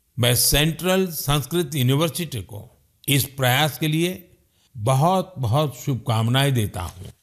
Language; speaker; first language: Hindi; non-native, local second language; Gujarati